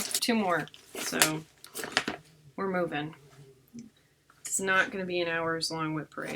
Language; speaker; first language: English; native; English